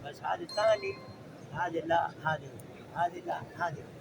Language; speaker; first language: Arabic; non-native, learner; Urdu